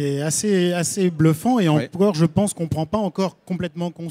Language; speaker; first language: French; native; French